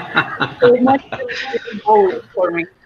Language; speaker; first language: English; non-native, learner; Spanish